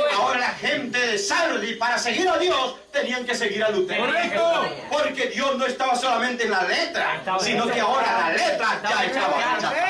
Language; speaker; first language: Spanish; native; Spanish